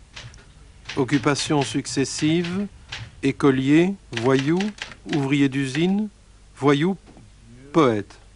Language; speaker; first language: French; native; French